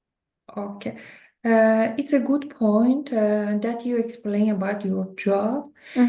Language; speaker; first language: English; non-native, learner; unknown